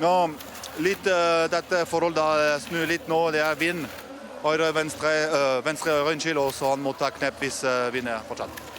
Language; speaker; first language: Norwegian; non-native, fluent; French